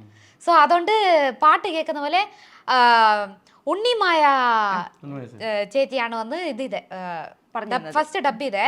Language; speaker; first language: Malayalam; non-native, local second language; Tamil